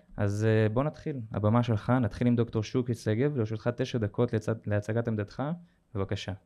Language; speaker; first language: Hebrew; native; Hebrew